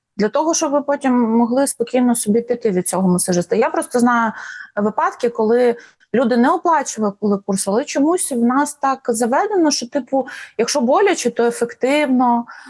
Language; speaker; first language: Ukrainian; non-native, local second language; Russian